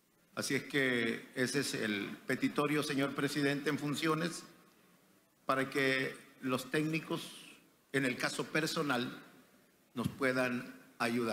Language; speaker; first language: Spanish; native; Spanish